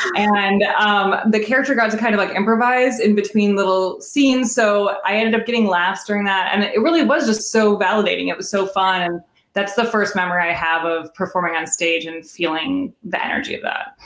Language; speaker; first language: English; native; English